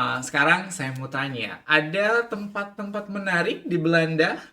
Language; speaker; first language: Indonesian; native; Indonesian